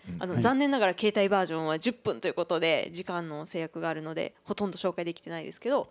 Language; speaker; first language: Japanese; native; Japanese